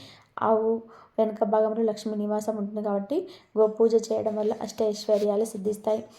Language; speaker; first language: Telugu; native; Telugu